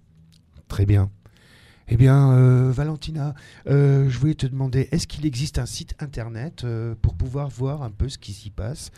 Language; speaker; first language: French; native; French